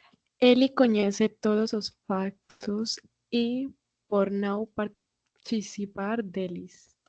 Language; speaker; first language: Portuguese; non-native, learner; Spanish